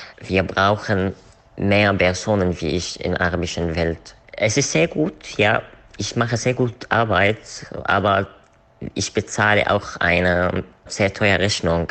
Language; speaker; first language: German; non-native, learner; Arabic